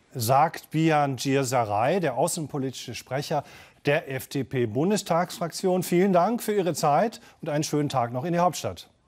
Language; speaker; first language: German; native; German